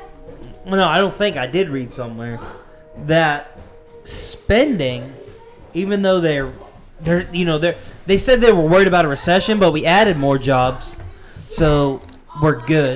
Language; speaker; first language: English; native; English